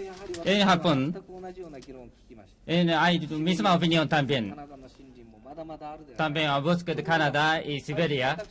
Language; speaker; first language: Spanish; non-native, learner; Japanese